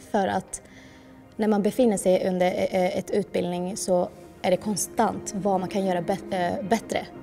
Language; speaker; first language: Swedish; early bilingual, other home language; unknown